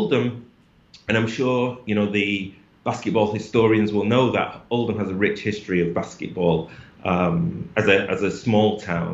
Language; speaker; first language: English; native; English